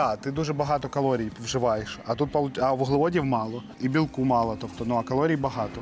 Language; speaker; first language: Ukrainian; native; Ukrainian